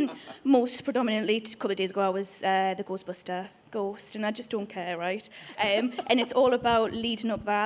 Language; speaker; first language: English; native; English